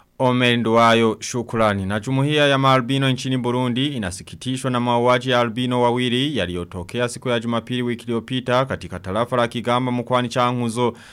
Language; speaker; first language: Swahili; non-native, local second language; Rundi